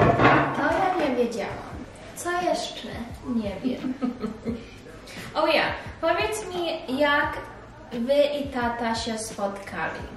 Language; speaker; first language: Polish; early bilingual, heritage; English